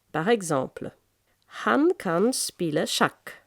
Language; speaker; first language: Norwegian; non-native, fluent; French